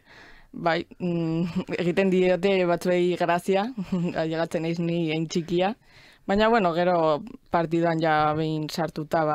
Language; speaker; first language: Basque; non-native, local second language; Spanish